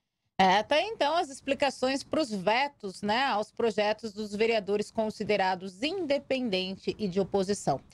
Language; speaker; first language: Portuguese; native; Portuguese